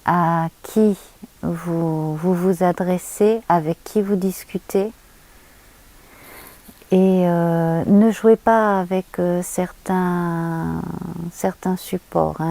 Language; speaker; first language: French; native; French